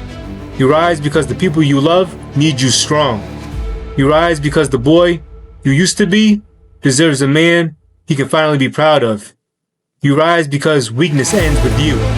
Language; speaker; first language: English; native; English